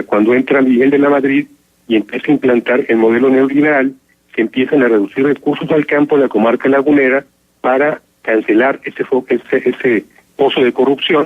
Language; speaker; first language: Spanish; native; Spanish